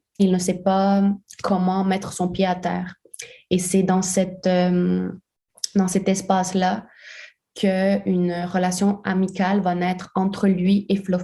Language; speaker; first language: French; native; French